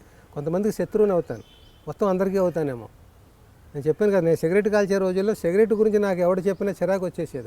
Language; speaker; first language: Telugu; native; Telugu